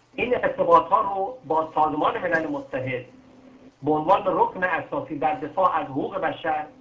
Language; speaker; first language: Persian; non-native, local second language; Arabic